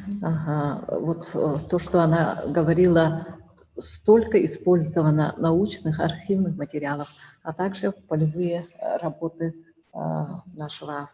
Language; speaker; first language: Russian; native; Russian